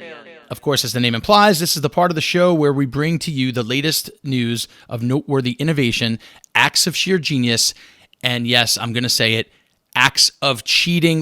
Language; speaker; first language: English; native; English